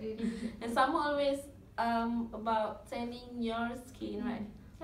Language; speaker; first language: English; non-native, local second language; Malay